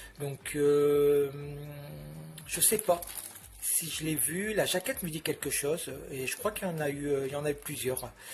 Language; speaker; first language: French; native; French